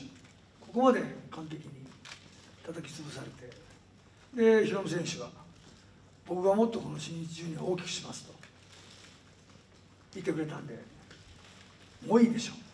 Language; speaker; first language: Japanese; native; Japanese